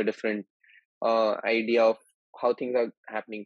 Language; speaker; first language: English; non-native, local second language; Hindi